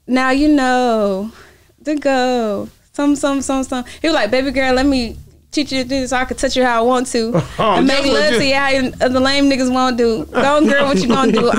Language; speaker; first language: English; native; English